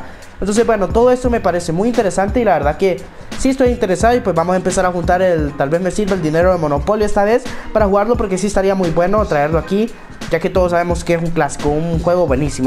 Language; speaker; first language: Spanish; native; Spanish